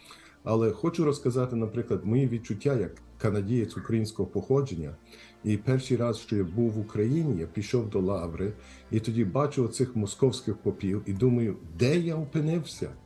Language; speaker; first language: Ukrainian; early bilingual, heritage; Ukrainian